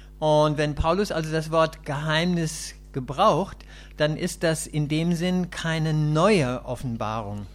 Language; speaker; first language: German; native; German